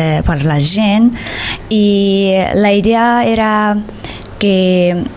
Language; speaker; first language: Catalan; non-native, learner; Persian